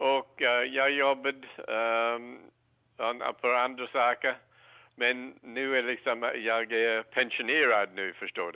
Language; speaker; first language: Swedish; non-native, learner; English